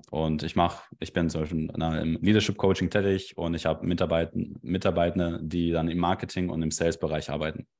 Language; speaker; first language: German; non-native, fluent; Russian